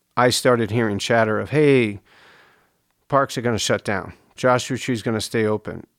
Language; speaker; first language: English; native; English